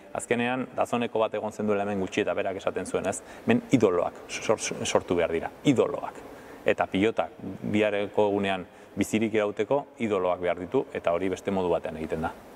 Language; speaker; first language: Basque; native; Basque